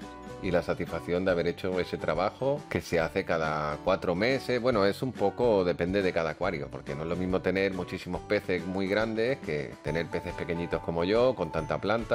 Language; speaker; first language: Spanish; native; Spanish